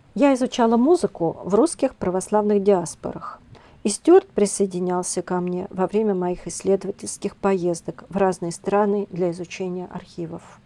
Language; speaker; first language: Russian; native; Russian